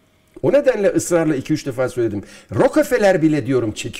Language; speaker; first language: Turkish; native; Turkish